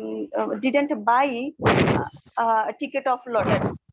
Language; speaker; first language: English; non-native, learner; Bangla